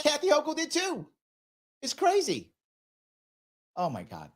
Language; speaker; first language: English; native; English